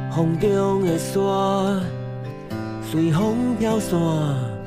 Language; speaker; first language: Chinese; non-native, local second language; Min Nan Chinese